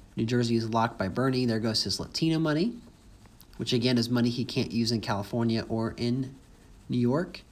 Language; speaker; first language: English; native; English